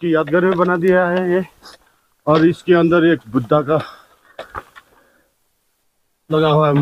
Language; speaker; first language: Hindi; non-native, local second language; Nepali